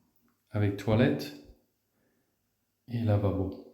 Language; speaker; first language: French; non-native, fluent; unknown